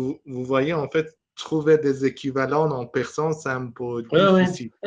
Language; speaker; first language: French; non-native, fluent; Persian